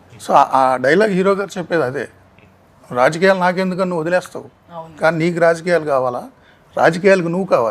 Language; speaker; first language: Telugu; native; Telugu